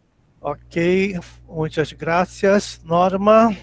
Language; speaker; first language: Spanish; non-native, learner; Portuguese